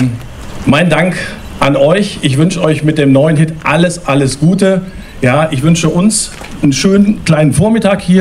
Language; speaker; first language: German; native; German